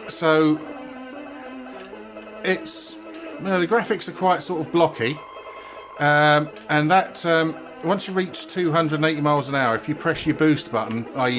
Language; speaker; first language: English; native; English